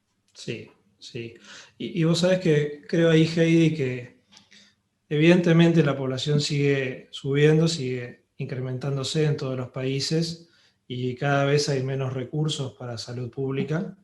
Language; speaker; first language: Spanish; native; Spanish